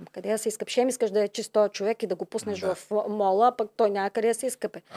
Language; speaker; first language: Bulgarian; native; Bulgarian